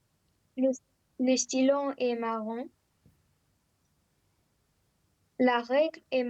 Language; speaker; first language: French; non-native, learner; Romanian